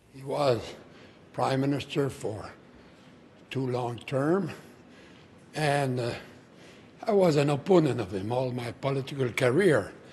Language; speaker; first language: English; non-native, fluent; French